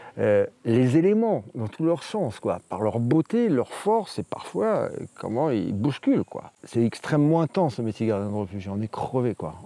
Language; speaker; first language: French; native; French